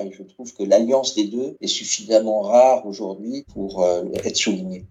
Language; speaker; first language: French; native; French